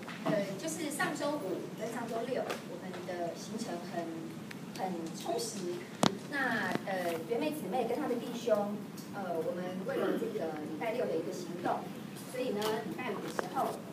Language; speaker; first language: Chinese; native; Chinese